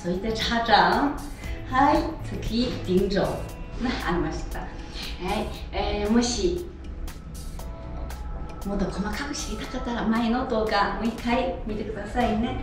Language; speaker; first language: Japanese; non-native, fluent; Chinese